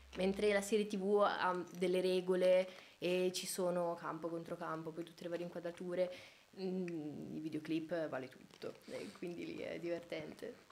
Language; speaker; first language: Italian; native; Italian